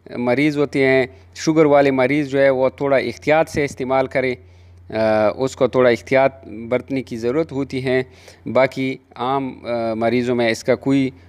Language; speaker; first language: Urdu; non-native, local second language; Pashto